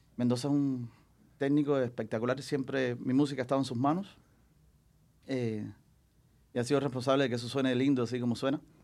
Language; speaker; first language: Spanish; native; Spanish